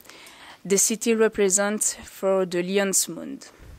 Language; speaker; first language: English; non-native, learner; French